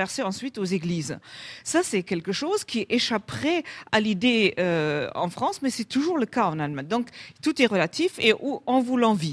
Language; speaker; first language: French; non-native, fluent; German